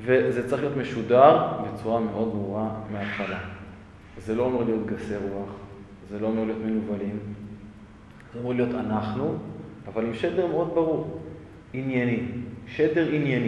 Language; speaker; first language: Hebrew; native; Hebrew